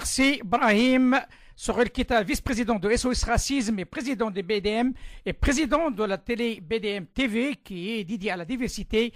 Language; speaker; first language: French; non-native, local second language; Arabic